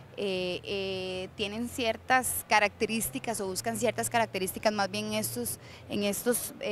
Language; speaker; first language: Spanish; native; Spanish